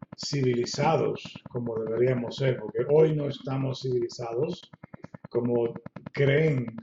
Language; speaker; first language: Spanish; non-native, fluent; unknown